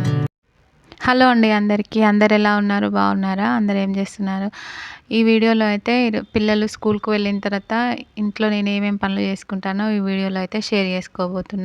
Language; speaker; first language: Telugu; native; Telugu